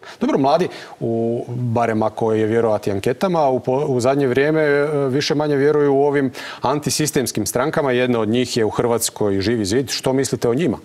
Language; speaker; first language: Croatian; native; Croatian